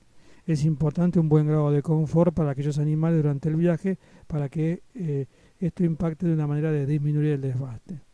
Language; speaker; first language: Spanish; native; Spanish